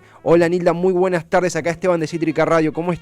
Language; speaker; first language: Spanish; native; Spanish